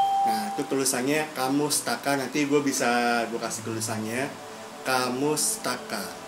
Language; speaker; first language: Indonesian; native; Indonesian